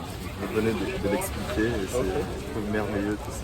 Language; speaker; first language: French; non-native, fluent; Portuguese